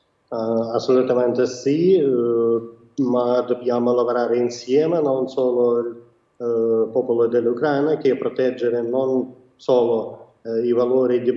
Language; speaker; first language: Italian; non-native, fluent; Ukrainian